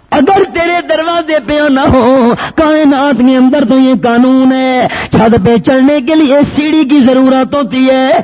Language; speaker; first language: Urdu; non-native, local second language; Pashto